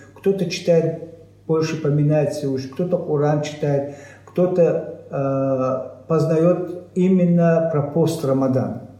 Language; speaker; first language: Russian; non-native, local second language; Chechen